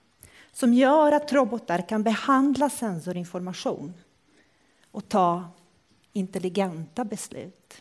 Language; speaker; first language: Swedish; non-native, fluent; Croatian